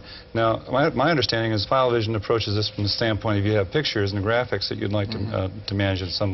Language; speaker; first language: English; native; English